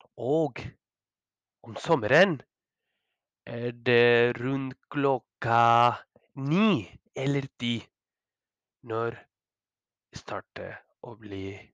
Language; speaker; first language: Norwegian; non-native, learner; Spanish